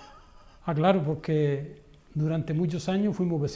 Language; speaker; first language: Spanish; native; Spanish